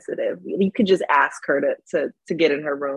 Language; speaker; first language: English; native; English